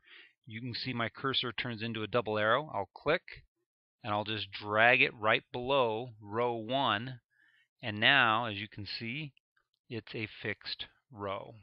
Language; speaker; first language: English; native; English